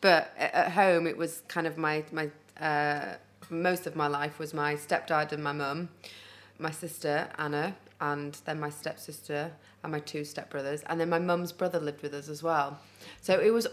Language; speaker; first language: English; native; English